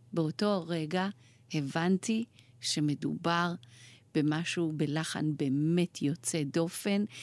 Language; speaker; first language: Hebrew; early bilingual, other home language; Persian